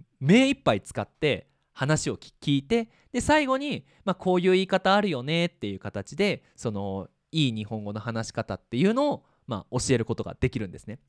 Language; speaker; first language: Japanese; native; Japanese